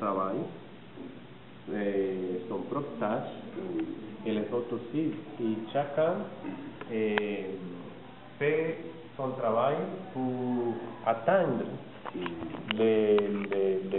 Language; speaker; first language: French; non-native, learner; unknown